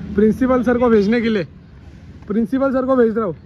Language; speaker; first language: Hindi; non-native, local second language; Marathi